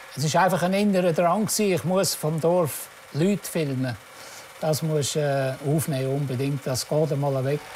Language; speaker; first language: German; native; German